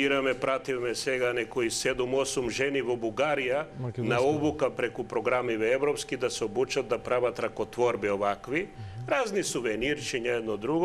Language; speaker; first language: Macedonian; native; Macedonian